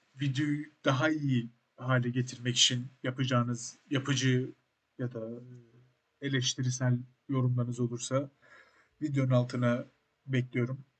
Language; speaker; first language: Turkish; native; Turkish